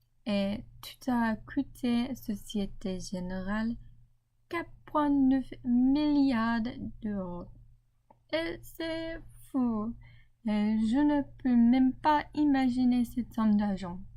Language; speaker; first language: French; non-native, learner; English